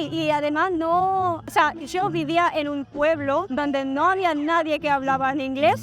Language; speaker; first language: Spanish; non-native, fluent; Filipino